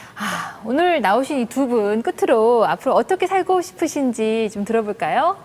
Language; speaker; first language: Korean; native; Korean